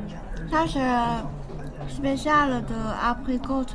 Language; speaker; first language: French; non-native, learner; Chinese